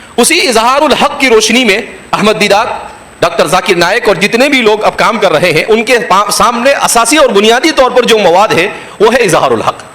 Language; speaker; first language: Urdu; non-native, local second language; Gujarati